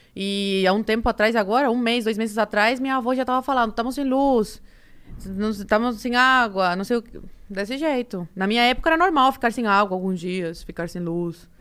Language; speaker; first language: Portuguese; early bilingual, other home language; Spanish